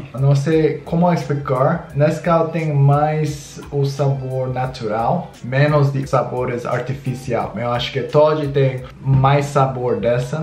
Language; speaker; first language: Portuguese; non-native, learner; English